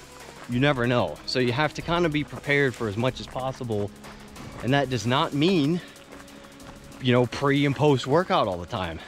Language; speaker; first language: English; native; English